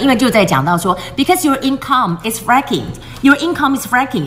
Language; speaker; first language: English; non-native, fluent; Chinese